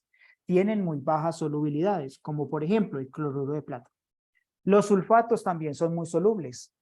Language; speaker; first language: Spanish; native; Spanish